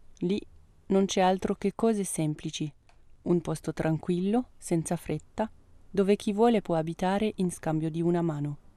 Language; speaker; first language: Italian; non-native, fluent; French